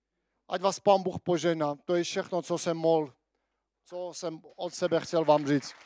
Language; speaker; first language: Czech; non-native, fluent; Armenian